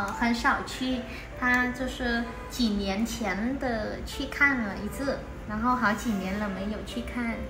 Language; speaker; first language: Chinese; non-native, fluent; Vietnamese